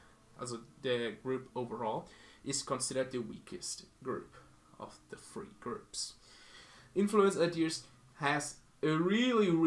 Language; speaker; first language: English; non-native, fluent; German